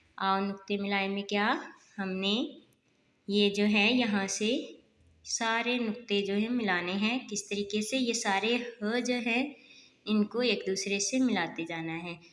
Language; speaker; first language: Urdu; non-native, local second language; Punjabi